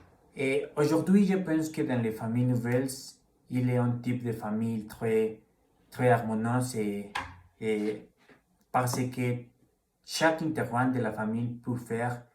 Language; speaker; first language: French; non-native, learner; Spanish